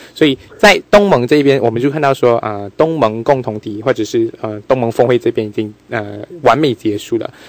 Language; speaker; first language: Chinese; native; Chinese